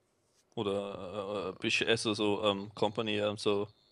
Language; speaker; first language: German; native; German